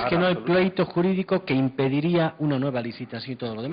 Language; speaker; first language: Spanish; native; Spanish